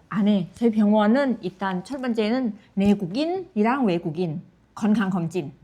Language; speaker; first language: Korean; non-native, fluent; Thai